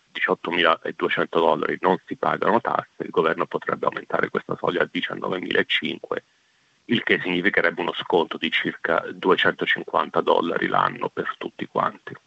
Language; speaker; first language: Italian; native; Italian